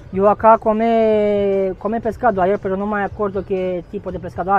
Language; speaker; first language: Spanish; non-native, learner; Romanian